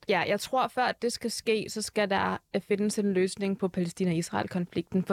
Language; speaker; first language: Danish; early bilingual, other home language; Arabic